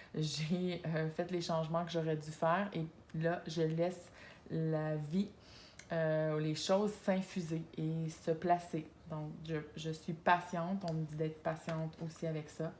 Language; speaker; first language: French; native; French